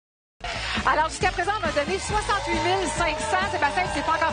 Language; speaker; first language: French; native; French